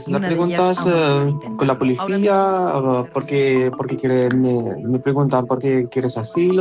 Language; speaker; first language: Spanish; non-native, learner; Arabic